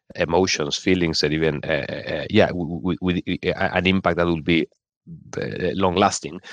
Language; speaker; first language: English; non-native, fluent; Spanish